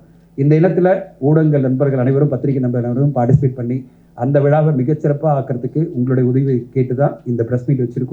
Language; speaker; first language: Tamil; native; Tamil